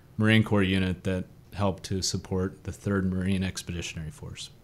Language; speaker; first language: English; native; English